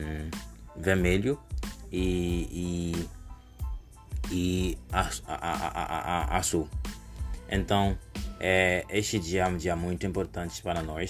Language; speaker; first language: Portuguese; non-native, learner; Haitian Creole